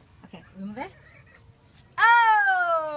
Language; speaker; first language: French; non-native, learner; English